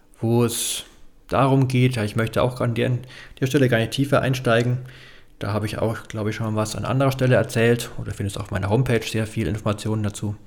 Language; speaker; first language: German; native; German